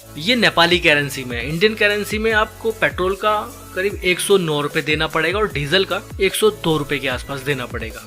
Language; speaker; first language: Hindi; native; Hindi